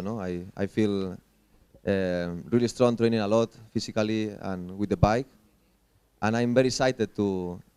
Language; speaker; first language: English; non-native, fluent; Spanish